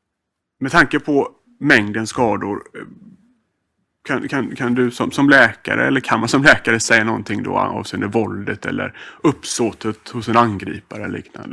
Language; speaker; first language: Swedish; native; Swedish